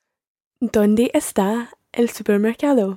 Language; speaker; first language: Spanish; non-native, learner; English